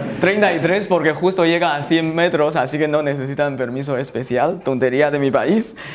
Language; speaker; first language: Spanish; non-native, fluent; Chinese